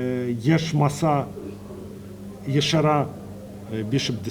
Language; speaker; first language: Hebrew; non-native, fluent; Russian